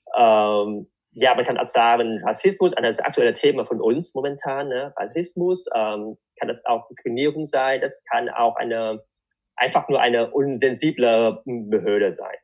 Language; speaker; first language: German; non-native, fluent; Vietnamese